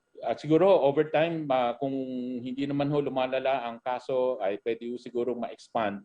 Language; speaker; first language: Filipino; native; Filipino